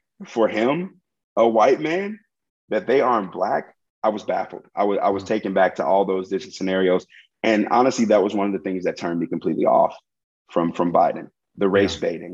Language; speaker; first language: English; native; English